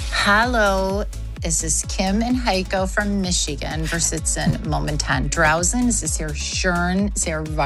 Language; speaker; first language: German; non-native, learner; English